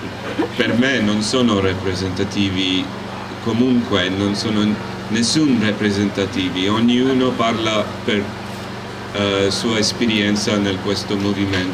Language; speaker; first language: Italian; non-native, learner; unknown